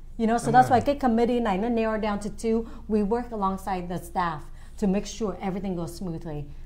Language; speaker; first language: English; early bilingual, other home language; Vietnamese